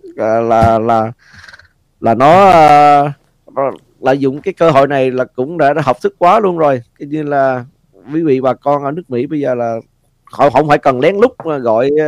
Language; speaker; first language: Vietnamese; early bilingual, heritage; Vietnamese